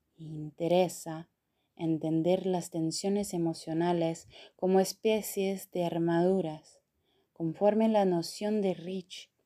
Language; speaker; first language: Spanish; non-native, fluent; Portuguese